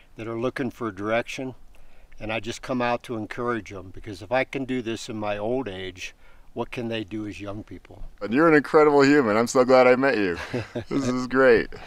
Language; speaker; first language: English; native; English